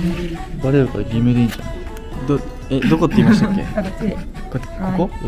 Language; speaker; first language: Japanese; native; Japanese